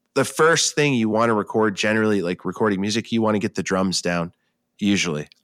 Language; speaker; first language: English; native; English